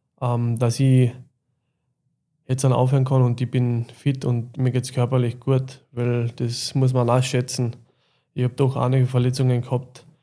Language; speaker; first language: German; native; German